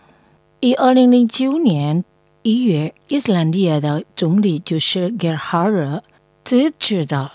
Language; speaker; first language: Chinese; non-native, fluent; Indonesian